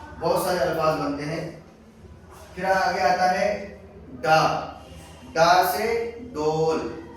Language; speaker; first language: Urdu; native; Urdu